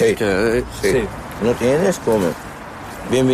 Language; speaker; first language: Spanish; non-native, learner; Arabic